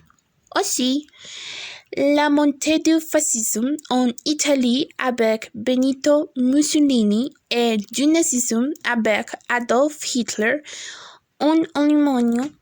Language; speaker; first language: French; non-native, learner; Spanish